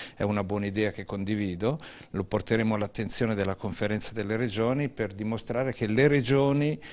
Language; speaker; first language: Italian; native; Italian